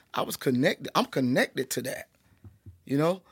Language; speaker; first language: English; native; English